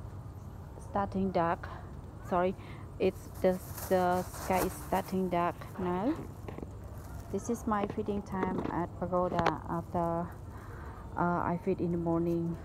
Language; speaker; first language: English; non-native, learner; Khmer